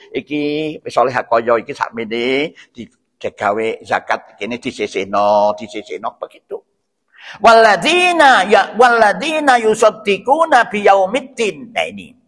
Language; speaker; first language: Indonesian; non-native, local second language; Javanese